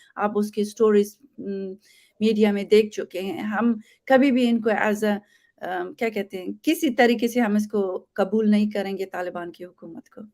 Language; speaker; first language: Urdu; non-native, fluent; Persian